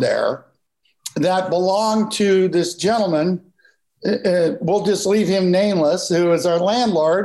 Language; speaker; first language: English; native; English